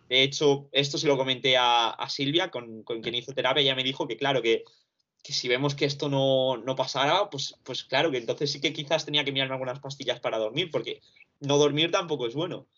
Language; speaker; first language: Spanish; early bilingual, other home language; Romanian